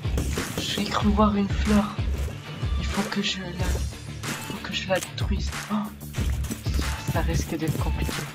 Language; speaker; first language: French; native; French